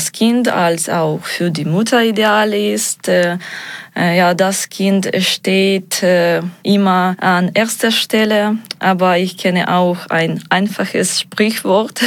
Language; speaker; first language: German; non-native, fluent; Ukrainian